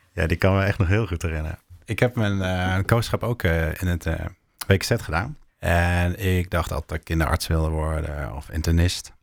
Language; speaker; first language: Dutch; native; Dutch